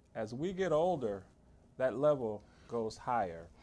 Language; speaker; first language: English; native; English